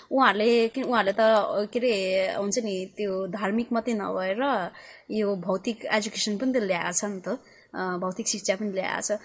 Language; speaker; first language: Nepali; early bilingual, heritage; Nepali